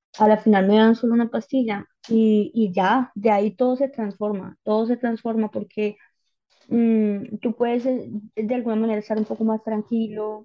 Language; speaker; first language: Spanish; native; Spanish